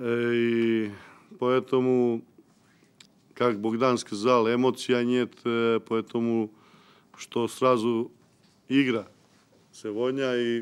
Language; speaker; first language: Russian; non-native, local second language; Ukrainian